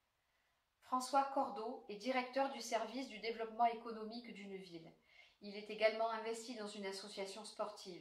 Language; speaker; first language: French; native; French